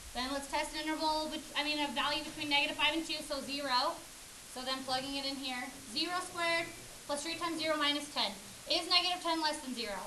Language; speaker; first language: English; native; English